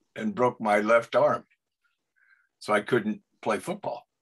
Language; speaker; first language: English; native; English